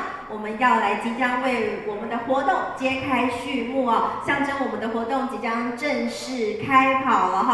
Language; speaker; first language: Chinese; native; Chinese